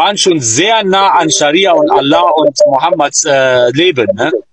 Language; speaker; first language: German; native; German